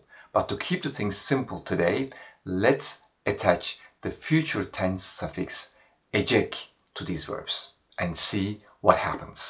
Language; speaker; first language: English; non-native, fluent; Turkish